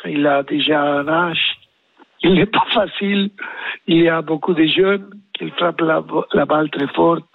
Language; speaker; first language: French; non-native, learner; Spanish